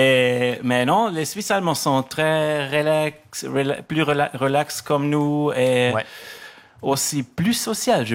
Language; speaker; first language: French; non-native, local second language; German